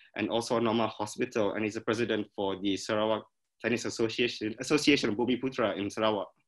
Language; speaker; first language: English; non-native, local second language; Malay